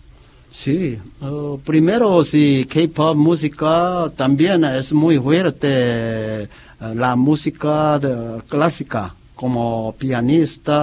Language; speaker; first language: Spanish; non-native, learner; Korean